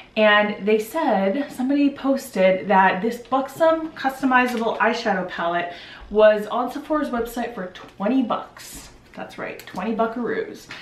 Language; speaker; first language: English; native; English